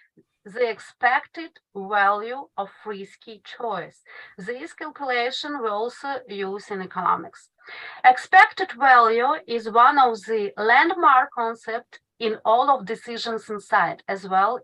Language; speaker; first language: English; non-native, fluent; Ukrainian